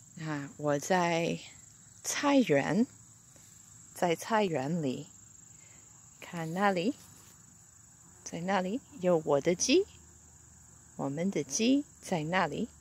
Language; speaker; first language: Chinese; non-native, fluent; English